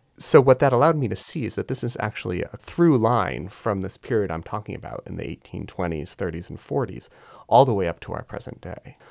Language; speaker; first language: English; native; English